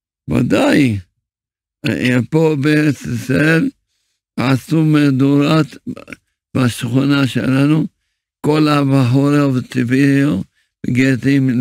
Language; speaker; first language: Hebrew; early bilingual, other home language; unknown